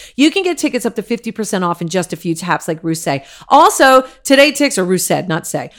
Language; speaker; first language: English; native; English